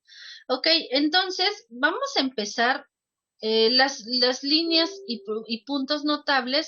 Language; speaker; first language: Spanish; native; Spanish